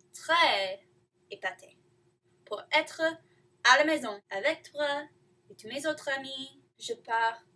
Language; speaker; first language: French; non-native, learner; English